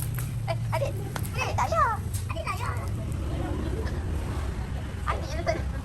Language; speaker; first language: Malay; native; Malay